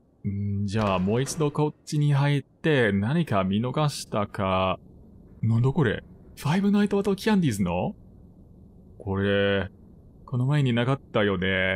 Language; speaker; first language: Japanese; non-native, fluent; English